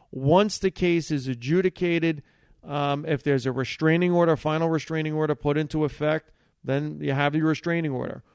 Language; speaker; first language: English; early bilingual, other home language; Italian